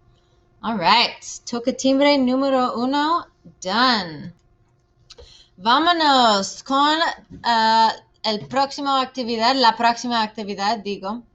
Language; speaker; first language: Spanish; non-native, fluent; English